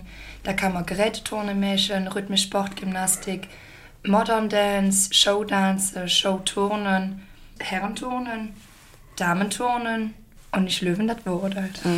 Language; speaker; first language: German; native; German